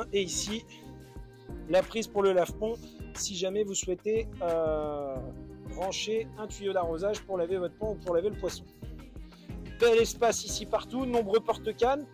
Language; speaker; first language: French; native; French